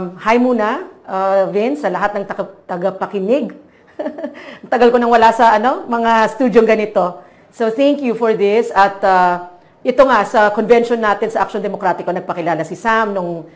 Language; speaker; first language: Filipino; non-native, local second language; Maranao